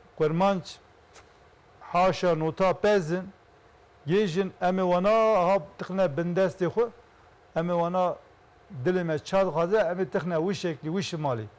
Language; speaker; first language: Kurdish; non-native, local second language; Turkish